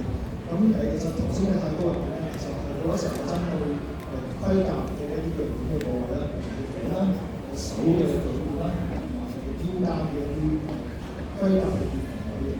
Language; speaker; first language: Cantonese; native; Cantonese